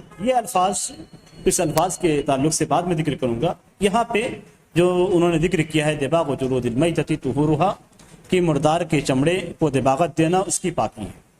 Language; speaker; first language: Urdu; native; Urdu